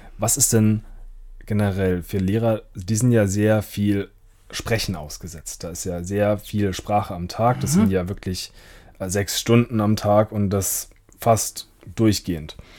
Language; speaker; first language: German; native; German